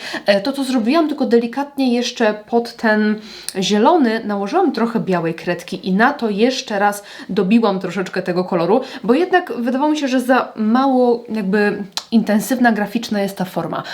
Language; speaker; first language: Polish; native; Polish